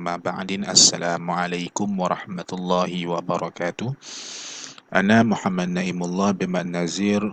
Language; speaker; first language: Arabic; non-native, learner; Malay